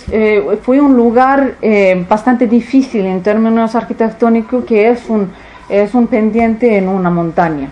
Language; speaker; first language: Spanish; non-native, fluent; Icelandic